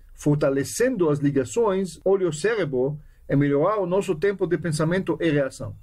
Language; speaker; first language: Portuguese; non-native, fluent; Hebrew